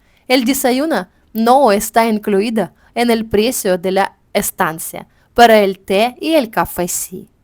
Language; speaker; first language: Spanish; non-native, learner; Ukrainian